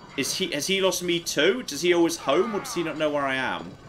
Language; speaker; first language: English; native; English